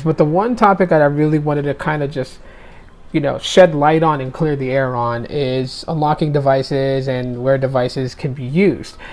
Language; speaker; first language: English; native; English